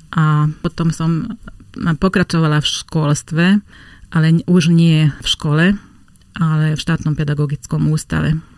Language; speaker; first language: Slovak; non-native, local second language; Hungarian